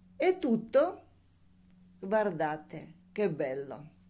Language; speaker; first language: Italian; non-native, learner; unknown